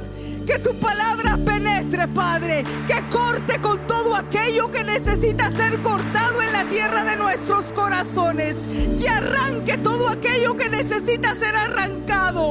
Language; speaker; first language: Spanish; native; Spanish